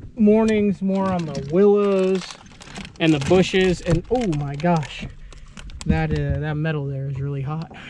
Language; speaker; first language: English; native; English